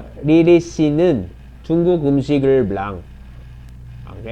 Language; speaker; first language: Korean; non-native, fluent; Filipino